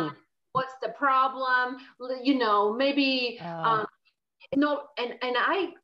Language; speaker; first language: English; non-native, fluent; Polish